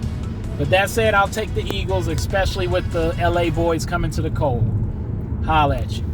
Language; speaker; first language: English; native; English